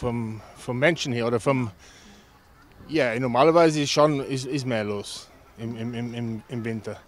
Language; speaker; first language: German; non-native, fluent; English